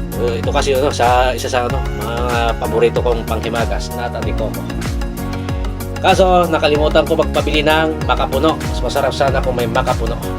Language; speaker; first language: Filipino; non-native, local second language; Iloko